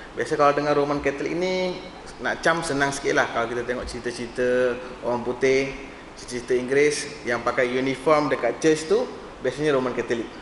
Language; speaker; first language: Malay; non-native, local second language; Tamil